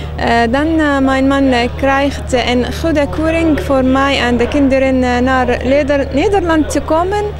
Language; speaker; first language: Dutch; non-native, learner; Arabic